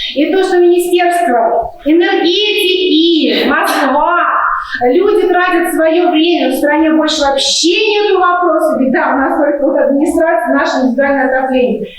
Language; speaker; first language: Russian; native; Russian